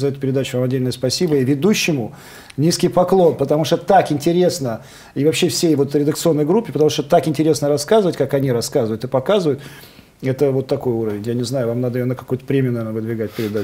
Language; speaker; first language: Russian; native; Russian